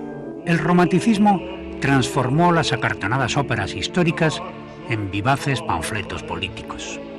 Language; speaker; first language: Spanish; native; Spanish